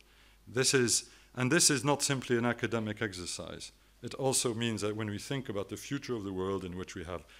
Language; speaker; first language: English; non-native, fluent; French